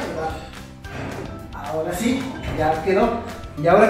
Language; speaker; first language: Spanish; native; Spanish